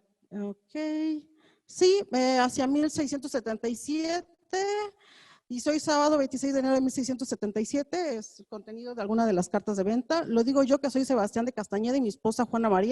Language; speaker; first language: Spanish; native; Spanish